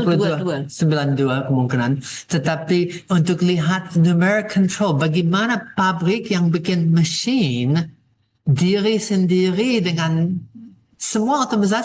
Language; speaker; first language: Indonesian; non-native, fluent; English